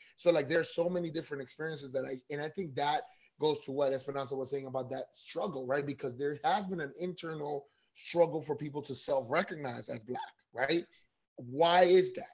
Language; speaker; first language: English; early bilingual, other home language; Spanish